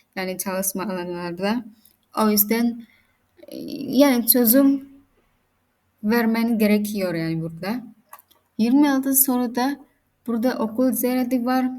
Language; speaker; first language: Turkish; non-native, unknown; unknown